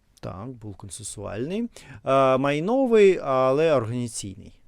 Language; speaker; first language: Ukrainian; non-native, learner; Russian